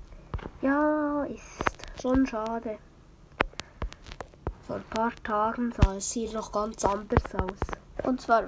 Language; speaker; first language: German; native; German